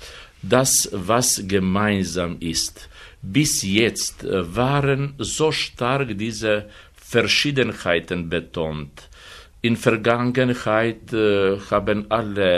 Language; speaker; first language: German; non-native, fluent; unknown